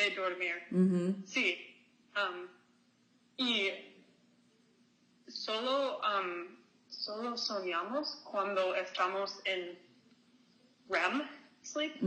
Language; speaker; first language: Spanish; non-native, learner; English